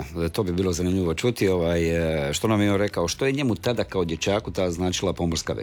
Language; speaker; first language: Croatian; native; Croatian